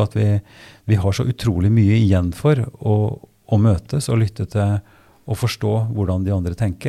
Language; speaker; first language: Norwegian; native; Norwegian